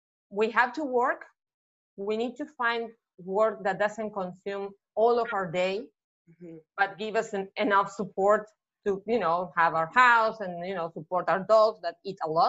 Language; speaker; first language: English; non-native, fluent; Spanish